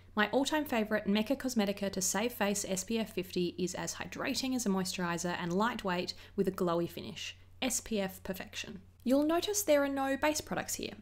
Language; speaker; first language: English; native; English